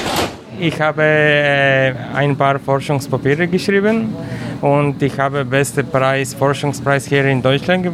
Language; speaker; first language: German; non-native, learner; Bulgarian